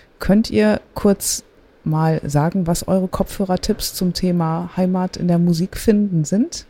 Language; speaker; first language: German; native; German